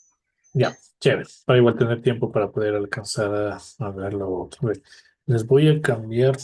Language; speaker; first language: Spanish; native; Spanish